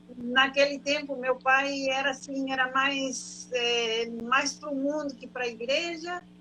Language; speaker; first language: Portuguese; native; Portuguese